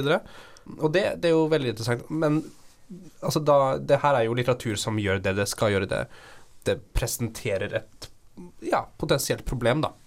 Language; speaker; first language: Norwegian; native; Norwegian